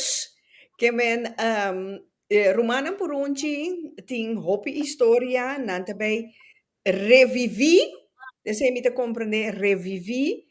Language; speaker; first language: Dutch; non-native, local second language; Papiamento